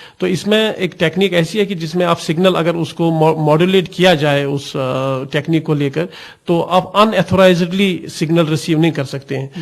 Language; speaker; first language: Urdu; non-native, local second language; Kashmiri